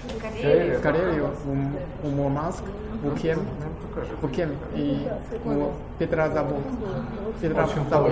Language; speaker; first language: Russian; non-native, learner; Chinese